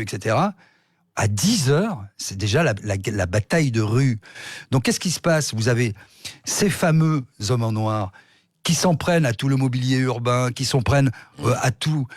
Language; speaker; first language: French; native; French